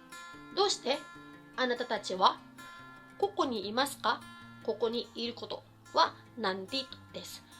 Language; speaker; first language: Japanese; non-native, fluent; Filipino